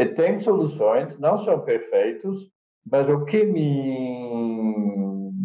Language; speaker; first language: Portuguese; non-native, fluent; Dutch